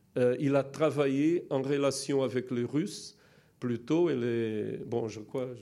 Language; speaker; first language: French; non-native, fluent; Portuguese